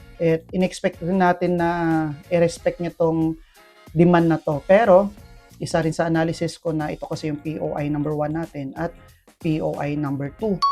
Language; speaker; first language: Filipino; native; Filipino